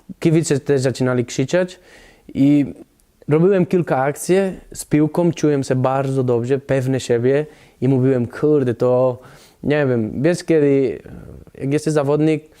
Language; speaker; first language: Polish; non-native, learner; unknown